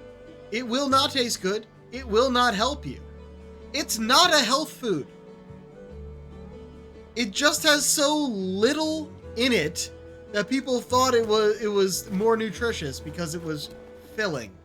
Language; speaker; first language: English; native; English